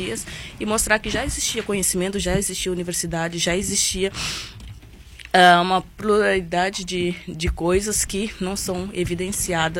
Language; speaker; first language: Portuguese; non-native, local second language; Kabuverdianu